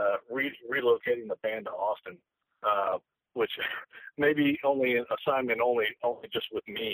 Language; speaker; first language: English; native; English